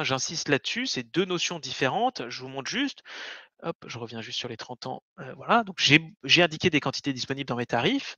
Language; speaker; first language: French; native; French